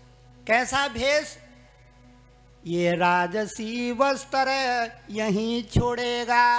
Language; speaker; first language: Hindi; native; Hindi